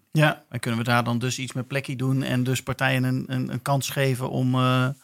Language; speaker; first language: Dutch; native; Dutch